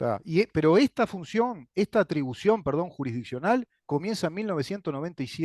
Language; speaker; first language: Spanish; native; Spanish